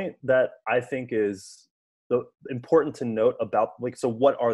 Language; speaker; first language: English; native; English